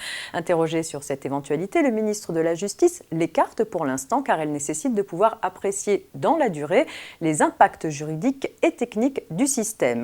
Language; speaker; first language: French; native; French